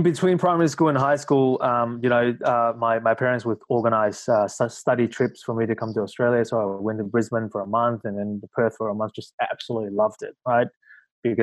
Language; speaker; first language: English; non-native, local second language; Cantonese